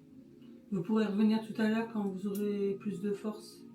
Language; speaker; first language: French; native; French